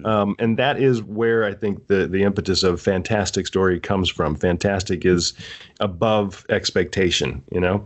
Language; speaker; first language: English; native; English